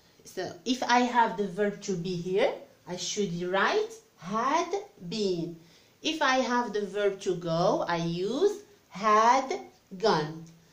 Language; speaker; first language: English; non-native, fluent; Arabic